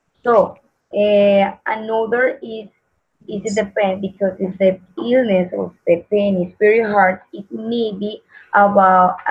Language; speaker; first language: English; non-native, learner; Spanish